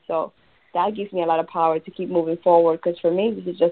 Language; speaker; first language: English; early bilingual, other home language; Spanish